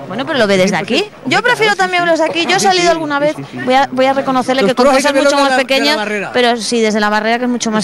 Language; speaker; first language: Spanish; native; Spanish